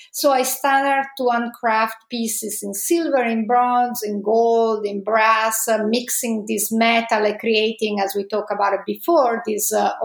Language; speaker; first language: English; non-native, fluent; Italian